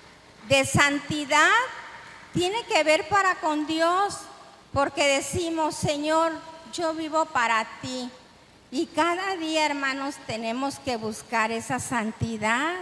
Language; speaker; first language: Spanish; native; Spanish